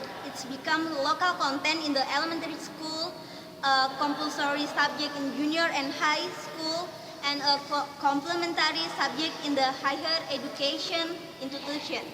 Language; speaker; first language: English; non-native, learner; Indonesian